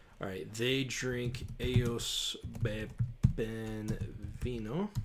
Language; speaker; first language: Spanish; non-native, learner; English